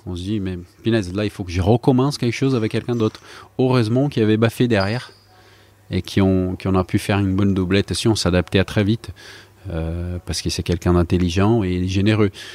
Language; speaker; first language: French; non-native, fluent; Portuguese